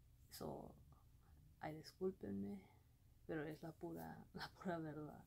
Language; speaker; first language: Spanish; early bilingual, heritage; Spanish